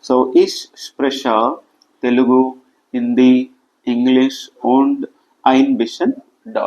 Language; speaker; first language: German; non-native, fluent; Telugu